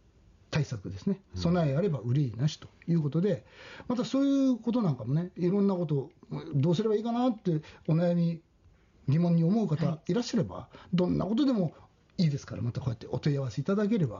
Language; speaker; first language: Japanese; native; Japanese